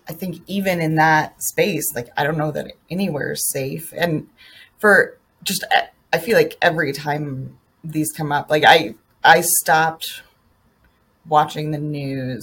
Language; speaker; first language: English; native; English